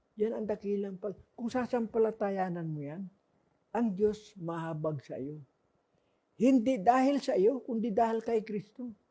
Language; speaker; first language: Filipino; non-native, local second language; Cebuano